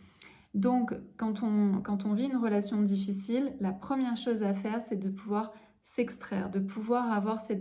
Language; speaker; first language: French; native; French